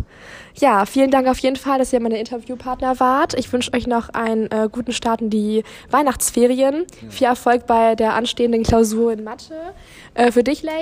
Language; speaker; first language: German; native; German